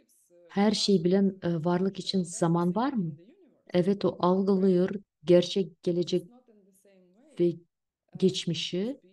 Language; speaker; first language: Turkish; non-native, fluent; Russian